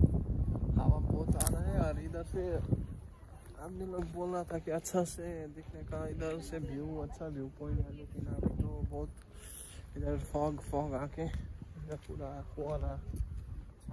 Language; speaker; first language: Hindi; non-native, local second language; Nepali